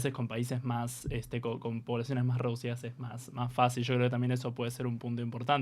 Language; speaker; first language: Spanish; native; Spanish